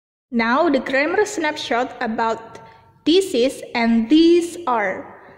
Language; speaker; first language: English; non-native, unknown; Indonesian